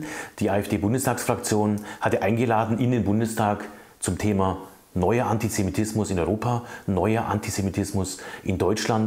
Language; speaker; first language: German; native; German